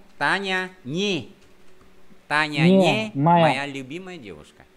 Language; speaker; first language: Russian; non-native, fluent; Vietnamese